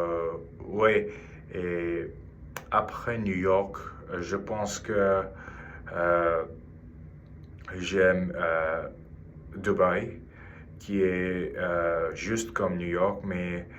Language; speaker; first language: French; non-native, learner; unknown